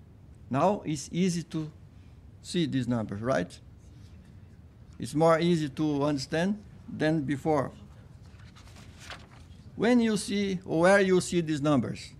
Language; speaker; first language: English; non-native, fluent; Portuguese